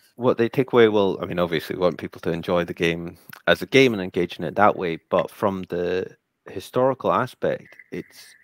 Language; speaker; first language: English; native; English